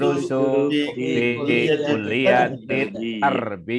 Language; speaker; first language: Arabic; non-native, learner; Indonesian